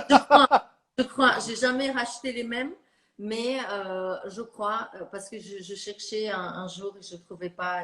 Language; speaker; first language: French; non-native, fluent; Russian